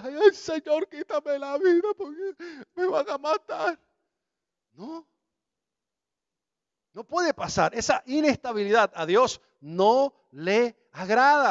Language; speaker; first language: Spanish; native; Spanish